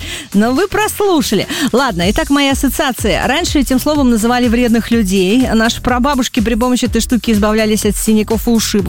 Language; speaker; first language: Russian; native; Russian